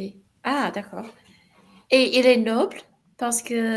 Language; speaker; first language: French; non-native, learner; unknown